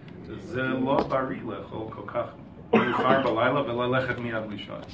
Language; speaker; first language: Hebrew; non-native, fluent; English